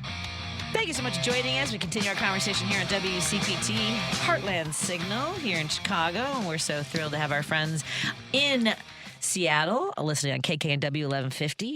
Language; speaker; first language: English; native; English